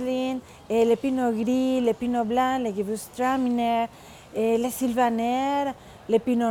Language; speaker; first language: French; non-native, fluent; Spanish